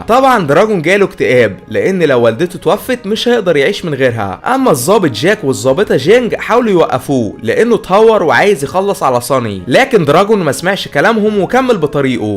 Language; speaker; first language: Arabic; native; Arabic